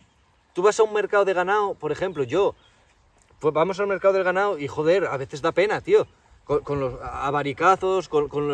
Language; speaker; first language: Spanish; native; Spanish